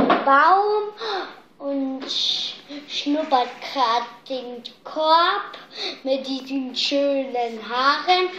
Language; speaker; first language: German; early bilingual, heritage; German